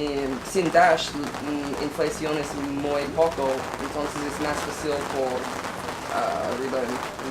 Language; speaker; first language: Spanish; non-native, learner; English